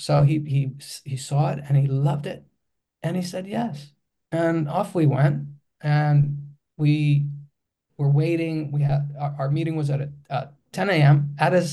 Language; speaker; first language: English; non-native, fluent; Greek